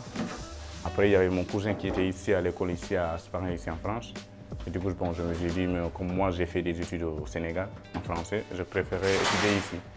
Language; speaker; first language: French; non-native, local second language; Wolof